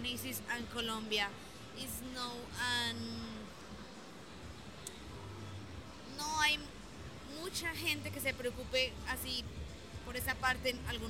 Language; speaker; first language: English; non-native, learner; Spanish